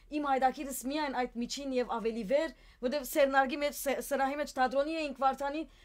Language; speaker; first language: Armenian; native; Armenian